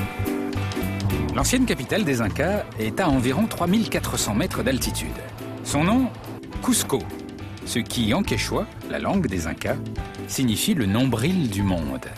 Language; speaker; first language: French; native; French